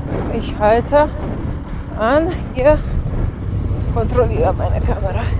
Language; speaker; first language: German; non-native, fluent; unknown